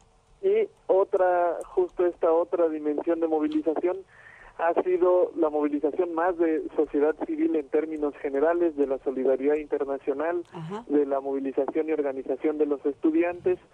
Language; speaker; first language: Spanish; native; Spanish